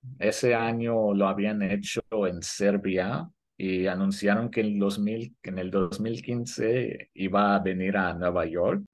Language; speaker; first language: Spanish; early bilingual, heritage; Spanish